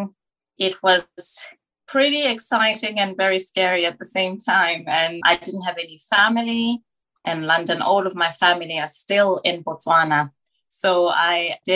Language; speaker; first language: English; non-native, local second language; Tswana